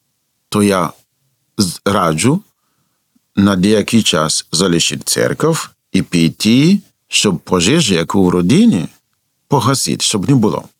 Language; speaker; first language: Ukrainian; non-native, fluent; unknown